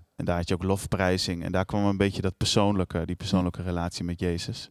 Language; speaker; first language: Dutch; native; Dutch